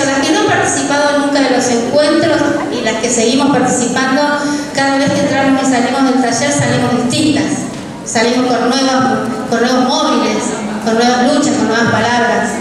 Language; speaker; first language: Spanish; native; Spanish